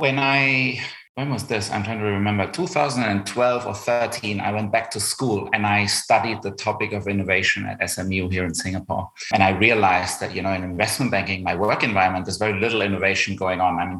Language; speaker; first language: English; non-native, fluent; German